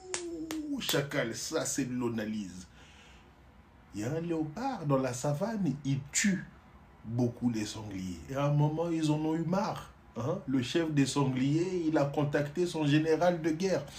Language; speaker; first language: French; native; French